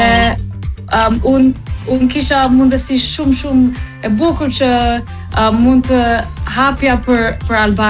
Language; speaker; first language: Albanian; non-native, learner; English